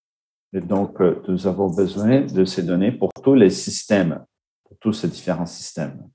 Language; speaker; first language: French; non-native, fluent; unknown